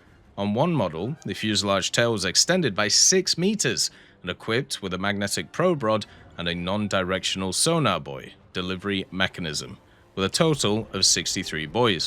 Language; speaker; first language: English; native; English